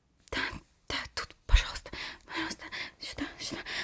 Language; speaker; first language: Russian; native; Russian